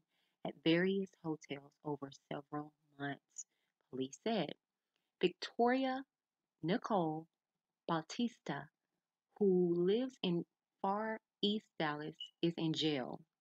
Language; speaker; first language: English; native; English